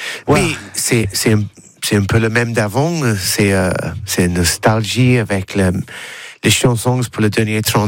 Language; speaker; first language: French; non-native, learner; English